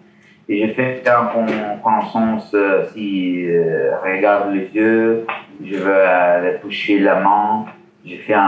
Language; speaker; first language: French; non-native, learner; Italian